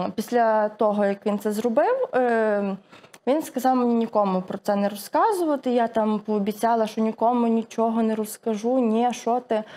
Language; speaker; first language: Ukrainian; native; Ukrainian